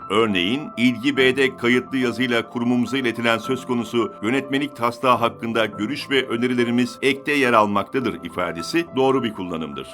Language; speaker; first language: Turkish; native; Turkish